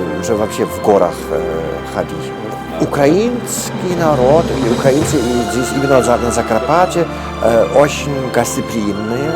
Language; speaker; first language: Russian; non-native, learner; Polish